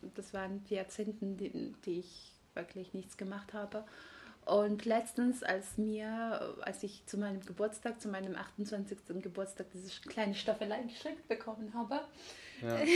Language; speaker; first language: German; non-native, fluent; Georgian